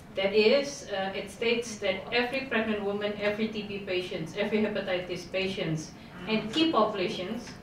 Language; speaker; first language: English; non-native, fluent; Indonesian